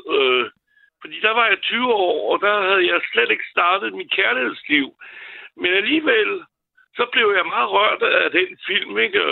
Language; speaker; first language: Danish; non-native, fluent; French